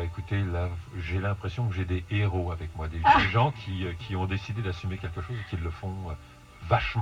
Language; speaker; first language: French; native; French